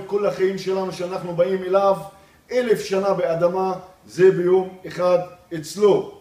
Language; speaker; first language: Hebrew; non-native, local second language; Arabic